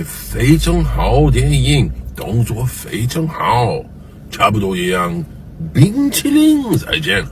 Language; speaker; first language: Chinese; non-native, learner; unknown